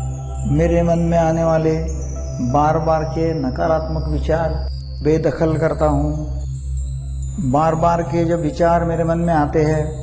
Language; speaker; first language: Hindi; non-native, local second language; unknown